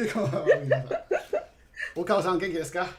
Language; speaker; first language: Japanese; non-native, fluent; English